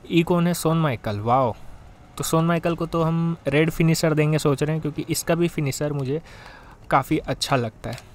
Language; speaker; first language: Hindi; native; Hindi